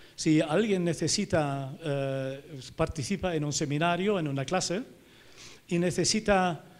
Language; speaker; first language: Spanish; non-native, fluent; German